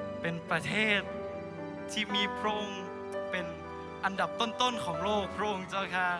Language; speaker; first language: Thai; native; Thai